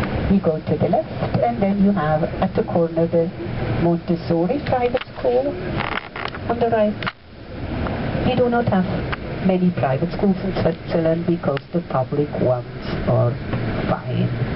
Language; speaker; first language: English; non-native, fluent; German